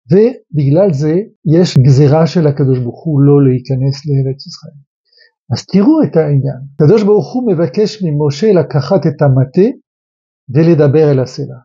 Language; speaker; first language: Hebrew; non-native, fluent; French